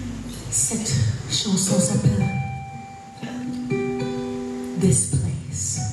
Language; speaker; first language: French; non-native, learner; English